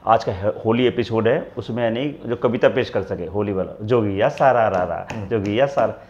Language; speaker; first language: Hindi; native; Hindi